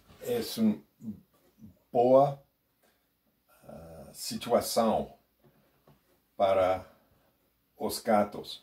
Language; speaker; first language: Portuguese; non-native, learner; Spanish